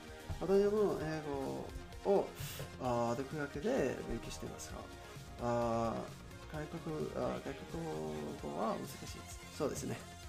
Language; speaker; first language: Japanese; non-native, learner; Spanish